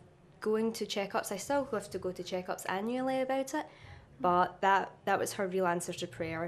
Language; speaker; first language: English; native; English